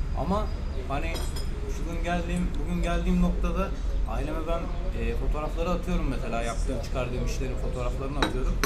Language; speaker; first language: Turkish; native; Turkish